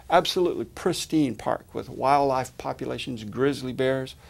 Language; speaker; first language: English; native; English